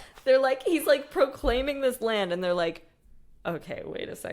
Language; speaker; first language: English; native; English